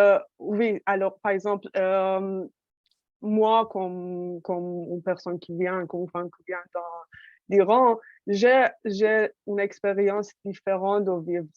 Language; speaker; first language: French; non-native, fluent; Persian